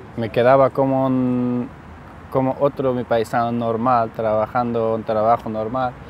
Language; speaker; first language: Spanish; non-native, fluent; Persian